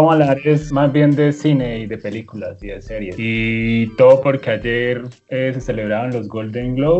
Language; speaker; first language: Spanish; native; Spanish